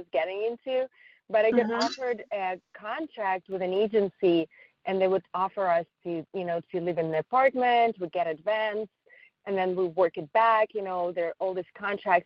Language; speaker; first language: English; non-native, fluent; Russian